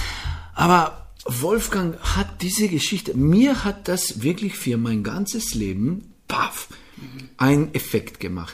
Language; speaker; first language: German; non-native, fluent; Slovenian